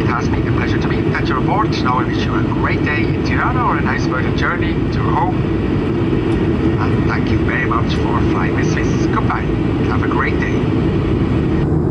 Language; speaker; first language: English; non-native, fluent; Swiss German